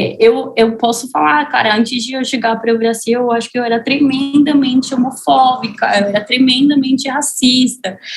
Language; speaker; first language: Portuguese; non-native, fluent; Spanish